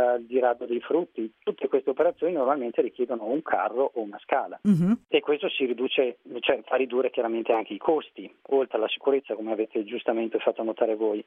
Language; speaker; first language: Italian; native; Italian